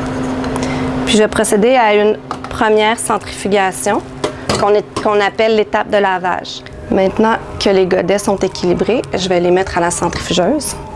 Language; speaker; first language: French; native; French